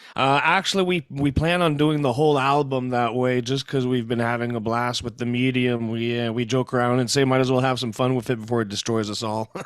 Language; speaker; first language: English; non-native, fluent; French